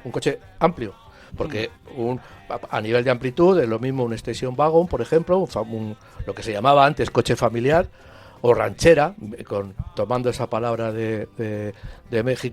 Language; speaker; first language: Spanish; native; Spanish